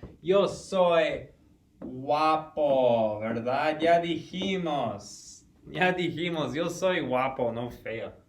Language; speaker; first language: Spanish; non-native, fluent; English